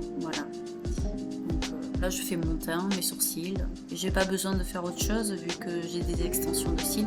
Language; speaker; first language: French; native; French